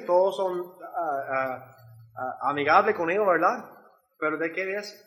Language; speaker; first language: Spanish; non-native, learner; English